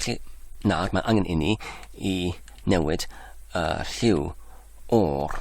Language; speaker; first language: Welsh; non-native, learner; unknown